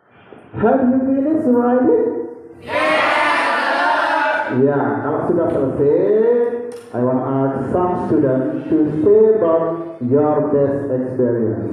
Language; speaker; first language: English; non-native, local second language; Indonesian